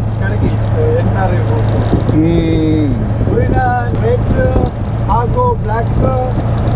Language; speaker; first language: Korean; non-native, learner; Sinhala